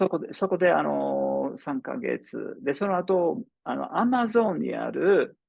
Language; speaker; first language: Japanese; non-native, fluent; English